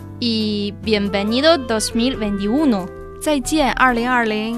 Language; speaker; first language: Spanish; non-native, fluent; Chinese